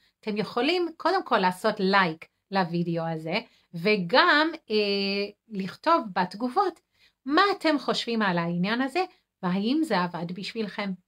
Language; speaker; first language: Hebrew; non-native, fluent; English